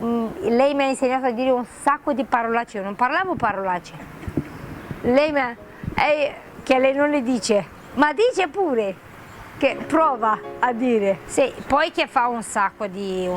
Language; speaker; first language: Italian; non-native, fluent; Romanian